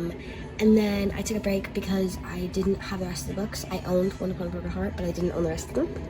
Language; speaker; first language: English; native; English